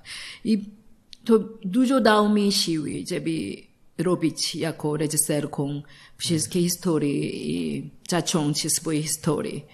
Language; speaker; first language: Polish; non-native, learner; Korean